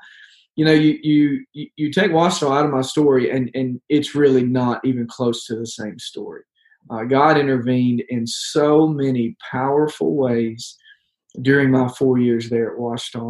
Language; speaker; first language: English; native; English